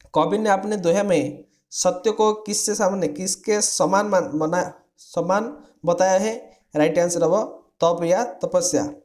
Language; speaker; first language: Hindi; non-native, local second language; Odia